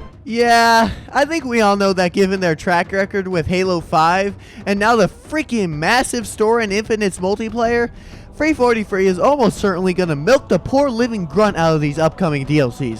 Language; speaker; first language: English; native; English